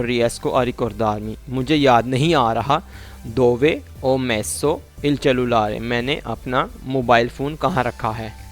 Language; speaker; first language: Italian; non-native, fluent; Urdu